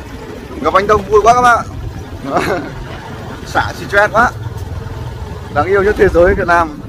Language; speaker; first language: Vietnamese; native; Vietnamese